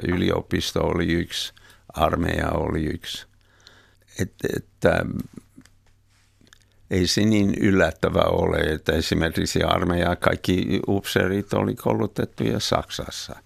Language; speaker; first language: Finnish; non-native, fluent; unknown